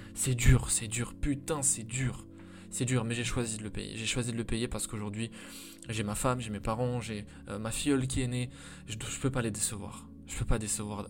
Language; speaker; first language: French; native; French